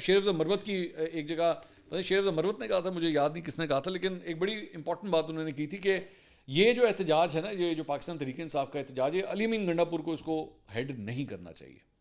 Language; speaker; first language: Urdu; native; Urdu